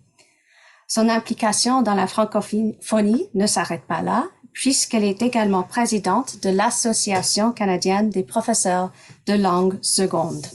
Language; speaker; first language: French; non-native, local second language; English